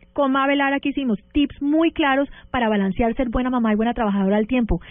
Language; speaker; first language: Spanish; early bilingual, heritage; Spanish